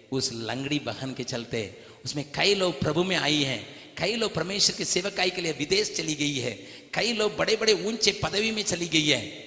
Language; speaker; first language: Hindi; non-native, local second language; Tamil